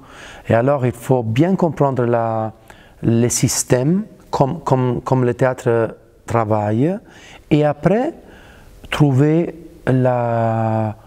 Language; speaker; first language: French; non-native, fluent; Italian